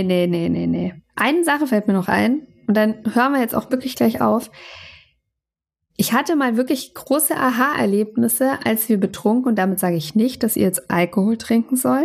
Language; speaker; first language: German; native; German